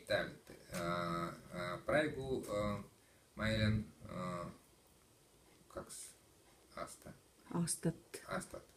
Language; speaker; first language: Estonian; non-native, learner; Russian